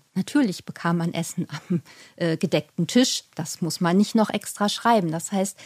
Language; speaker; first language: German; native; German